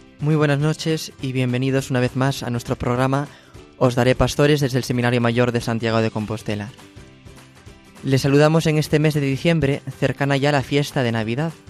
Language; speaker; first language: Spanish; native; Spanish